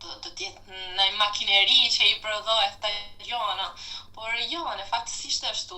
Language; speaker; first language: Albanian; non-native, fluent; Italian